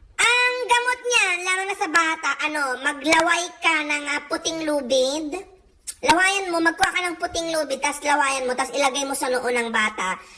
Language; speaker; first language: Filipino; non-native, local second language; Iloko